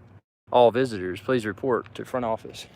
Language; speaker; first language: English; native; English